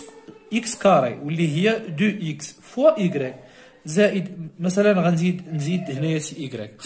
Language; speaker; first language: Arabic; native; Arabic